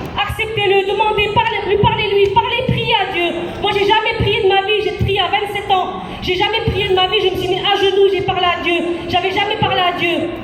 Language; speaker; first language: French; early bilingual, other home language; Chinese